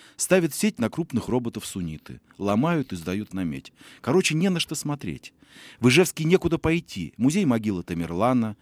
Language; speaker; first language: Russian; native; Russian